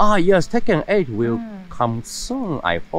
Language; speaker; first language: English; non-native, learner; Japanese